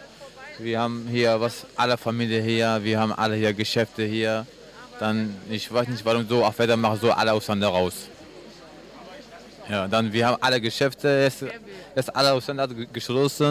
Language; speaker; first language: German; non-native, learner; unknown